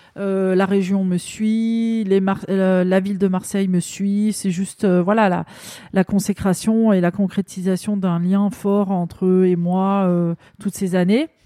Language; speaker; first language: French; native; French